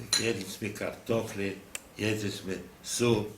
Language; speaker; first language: Polish; non-native, local second language; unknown